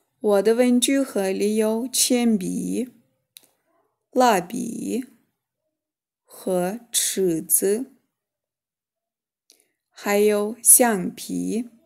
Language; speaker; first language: Chinese; non-native, fluent; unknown